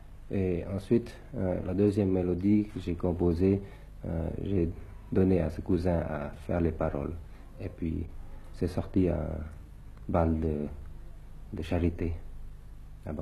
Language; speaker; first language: French; early bilingual, other home language; Thai